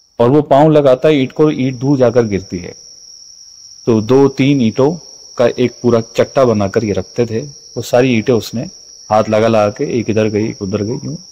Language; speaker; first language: Urdu; native; Urdu